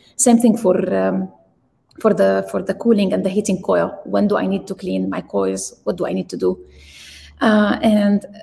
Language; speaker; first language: English; non-native, fluent; Arabic